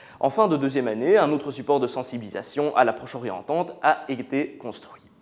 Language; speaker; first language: French; native; French